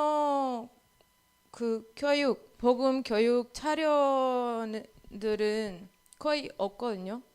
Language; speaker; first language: Korean; non-native, learner; Spanish